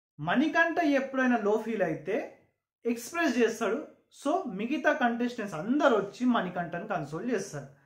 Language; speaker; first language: Telugu; non-native, local second language; Urdu